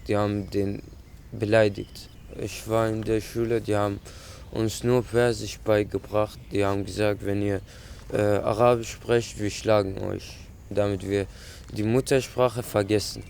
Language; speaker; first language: German; non-native, fluent; Arabic